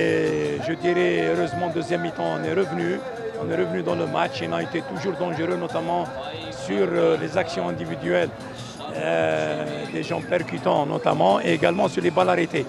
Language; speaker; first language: French; non-native, local second language; Arabic